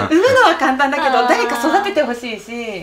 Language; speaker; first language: Japanese; native; Japanese